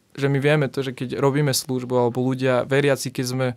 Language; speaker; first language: Slovak; native; Slovak